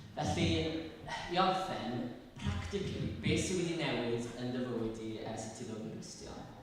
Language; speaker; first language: Welsh; native; Welsh